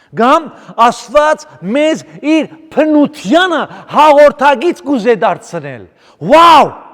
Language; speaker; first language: Armenian; early bilingual, heritage; Armenian